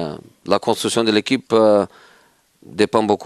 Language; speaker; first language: French; non-native, fluent; Portuguese